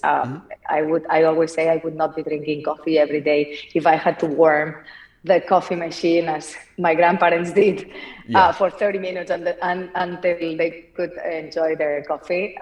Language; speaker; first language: English; non-native, fluent; Spanish